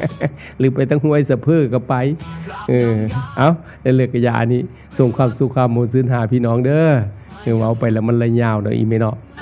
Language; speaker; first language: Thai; non-native, local second language; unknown